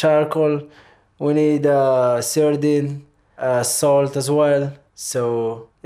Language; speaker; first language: English; non-native, learner; Arabic